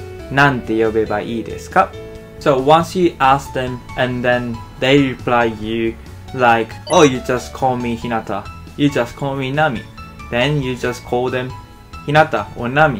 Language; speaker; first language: English; non-native, fluent; Japanese